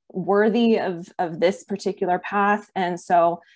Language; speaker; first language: English; native; English